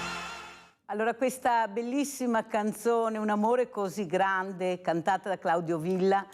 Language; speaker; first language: Italian; native; Italian